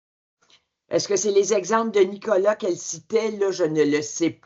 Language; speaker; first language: French; native; French